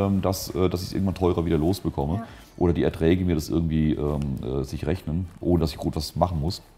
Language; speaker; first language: German; native; German